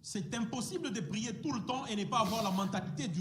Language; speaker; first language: French; non-native, fluent; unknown